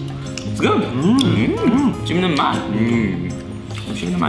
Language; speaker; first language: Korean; native; Korean